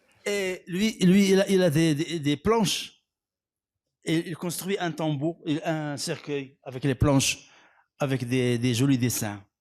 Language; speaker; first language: French; non-native, local second language; Arabic